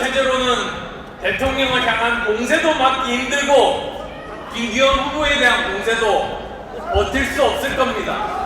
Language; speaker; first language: Korean; native; Korean